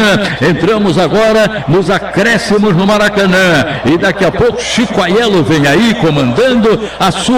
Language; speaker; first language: Portuguese; native; Portuguese